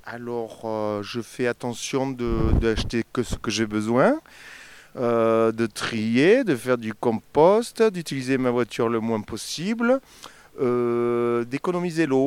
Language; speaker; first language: French; native; French